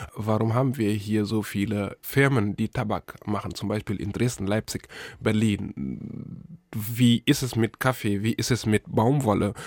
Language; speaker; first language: German; non-native, fluent; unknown